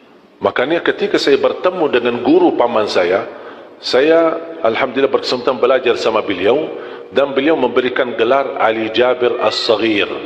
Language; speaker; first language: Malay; non-native, fluent; Arabic